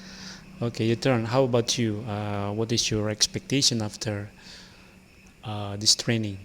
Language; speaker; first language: English; non-native, learner; Indonesian